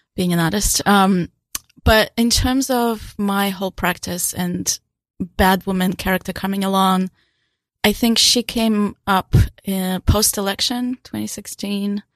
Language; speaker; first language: English; non-native, fluent; Russian